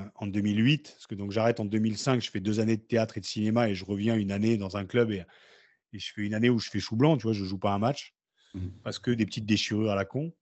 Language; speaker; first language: French; native; French